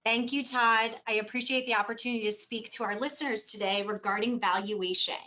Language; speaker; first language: English; native; English